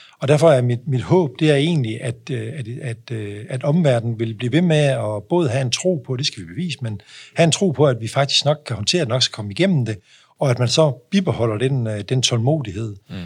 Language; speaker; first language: Danish; native; Danish